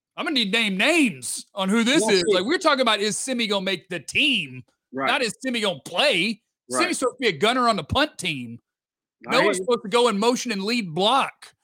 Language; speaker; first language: English; native; English